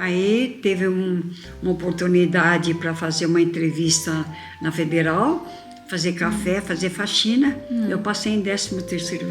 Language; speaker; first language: Portuguese; non-native, local second language; Japanese